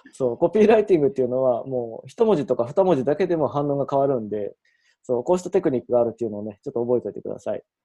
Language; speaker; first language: Japanese; native; Japanese